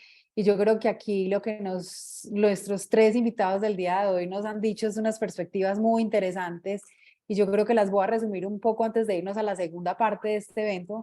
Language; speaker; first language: Spanish; native; Spanish